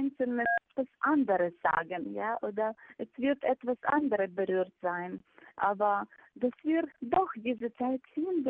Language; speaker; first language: German; non-native, fluent; Ukrainian